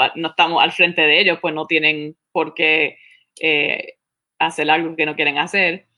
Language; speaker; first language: Spanish; early bilingual, heritage; Spanish